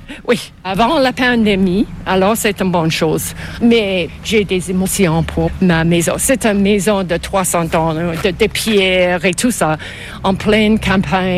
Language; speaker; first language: French; non-native, local second language; English